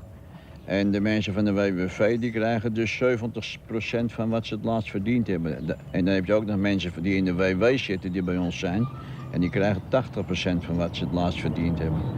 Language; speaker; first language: Dutch; native; Dutch